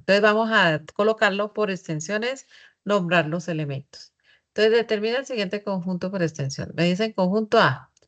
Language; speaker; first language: Spanish; native; Spanish